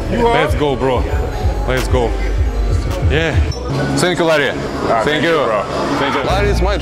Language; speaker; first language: English; non-native, learner; Russian